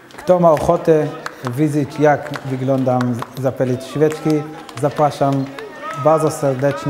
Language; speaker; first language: Polish; non-native, learner; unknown